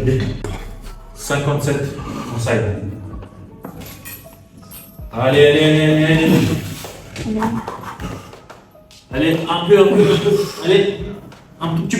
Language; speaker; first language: French; native; French